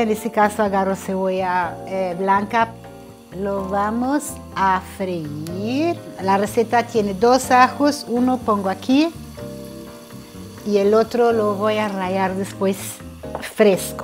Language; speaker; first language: Spanish; non-native, fluent; Portuguese